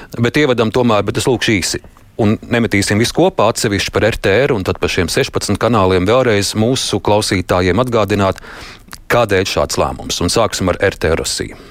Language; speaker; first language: Latvian; native; Latvian